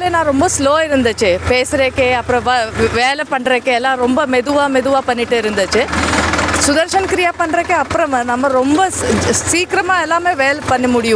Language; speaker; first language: Tamil; non-native, fluent; Gujarati